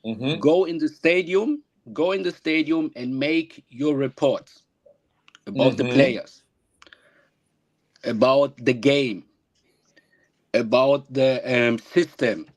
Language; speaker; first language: English; non-native, learner; German